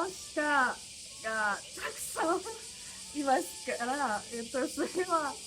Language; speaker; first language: Japanese; non-native, learner; French